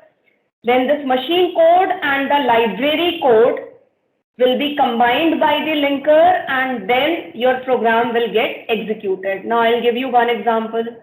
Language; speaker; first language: English; non-native, local second language; Hindi